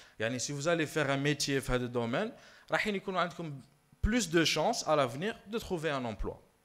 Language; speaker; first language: French; non-native, local second language; Arabic